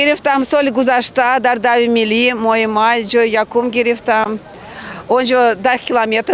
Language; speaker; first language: Persian; non-native, learner; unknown